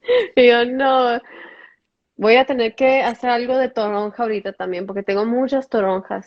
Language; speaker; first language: Spanish; early bilingual, heritage; Spanish